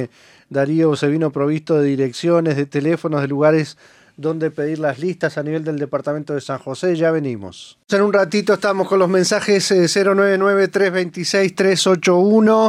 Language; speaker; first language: Spanish; native; Spanish